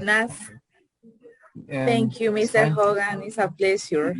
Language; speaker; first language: English; non-native, learner; Spanish